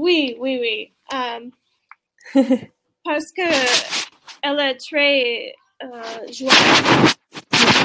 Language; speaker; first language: French; non-native, learner; English